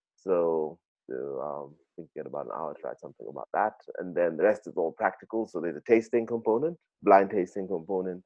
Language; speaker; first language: English; native; English